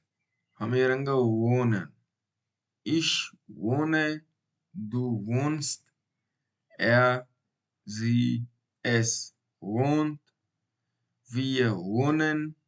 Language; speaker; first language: German; non-native, learner; Baluchi